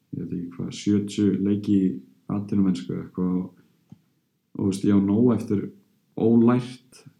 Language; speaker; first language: Icelandic; early bilingual, heritage; Icelandic